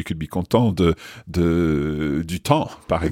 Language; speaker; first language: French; non-native, fluent; English